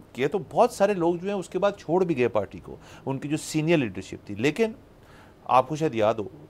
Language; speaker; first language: Urdu; native; Urdu